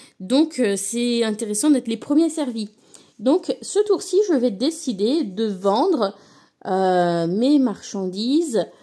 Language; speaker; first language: French; native; French